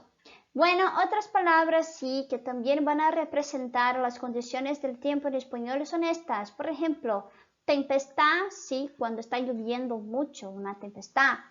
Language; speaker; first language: Spanish; non-native, fluent; Portuguese